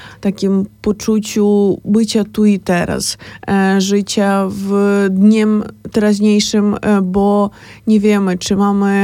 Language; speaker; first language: Polish; non-native, fluent; Ukrainian